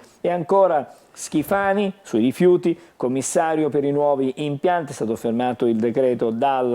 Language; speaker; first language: Italian; native; Italian